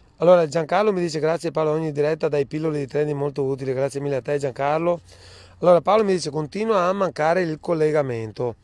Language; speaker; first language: Italian; native; Italian